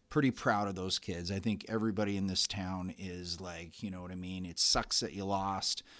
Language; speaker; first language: English; native; English